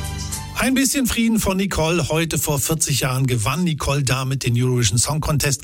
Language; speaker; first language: German; native; German